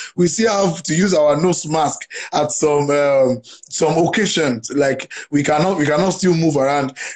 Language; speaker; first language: English; non-native, local second language; Yoruba